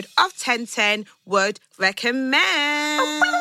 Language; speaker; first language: English; non-native, local second language; Yoruba